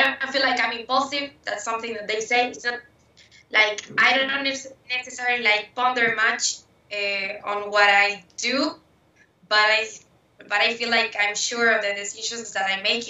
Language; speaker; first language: English; non-native, fluent; Spanish